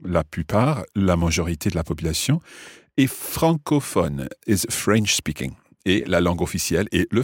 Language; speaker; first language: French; non-native, fluent; English